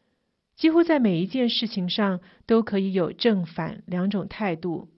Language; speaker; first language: Chinese; native; Chinese